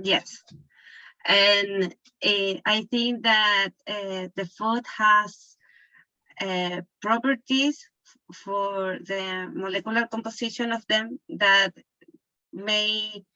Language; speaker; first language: English; non-native, learner; Spanish